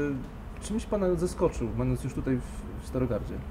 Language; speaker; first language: Polish; native; Polish